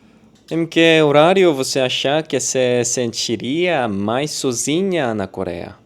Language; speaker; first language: Portuguese; non-native, learner; Korean